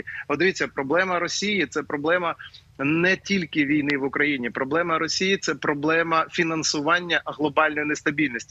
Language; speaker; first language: Ukrainian; native; Ukrainian